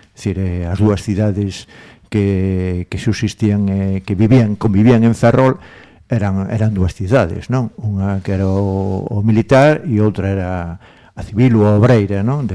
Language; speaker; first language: Galician; non-native, local second language; Spanish